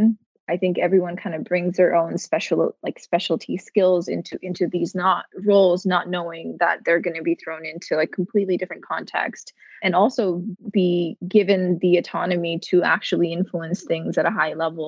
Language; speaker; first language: English; native; English